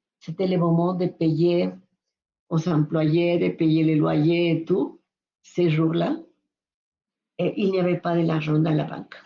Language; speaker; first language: French; non-native, fluent; Spanish